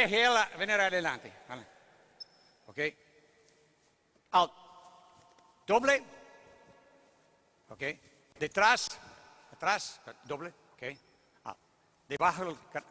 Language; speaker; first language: Spanish; non-native, learner; English